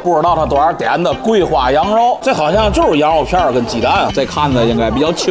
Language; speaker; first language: Chinese; native; Chinese